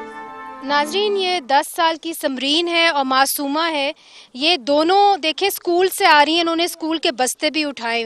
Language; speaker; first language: Urdu; native; Urdu